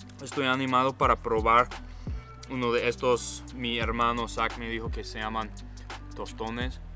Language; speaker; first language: Spanish; non-native, fluent; English